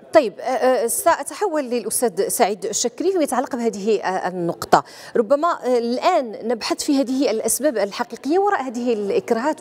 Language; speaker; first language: Arabic; native; Arabic